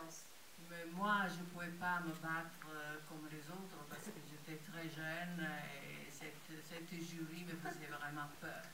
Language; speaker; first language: French; non-native, fluent; Italian